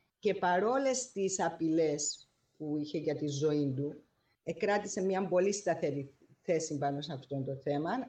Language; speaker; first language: Greek; native; Greek